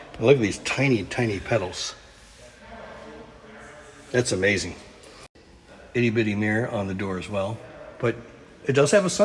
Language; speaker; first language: English; native; English